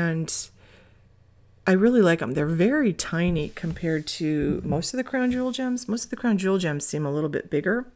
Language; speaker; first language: English; native; English